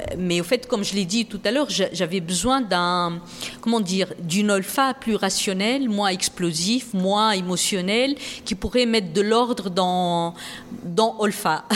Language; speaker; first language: French; non-native, local second language; Arabic